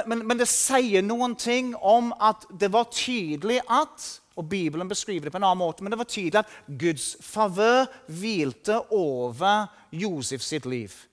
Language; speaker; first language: Norwegian; non-native, fluent; English